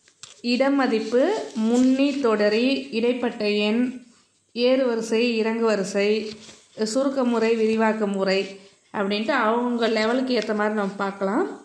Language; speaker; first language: Tamil; native; Tamil